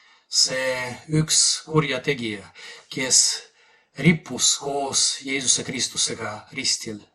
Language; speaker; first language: Estonian; non-native, fluent; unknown